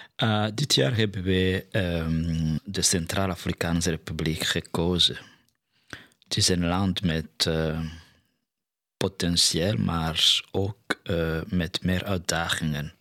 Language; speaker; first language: Dutch; non-native, fluent; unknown